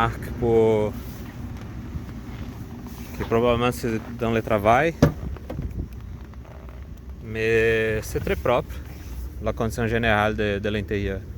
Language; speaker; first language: French; non-native, learner; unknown